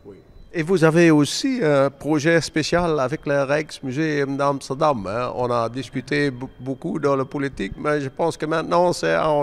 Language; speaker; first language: French; non-native, fluent; Dutch